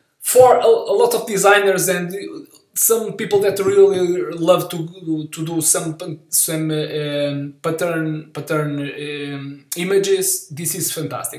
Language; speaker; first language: English; non-native, learner; Portuguese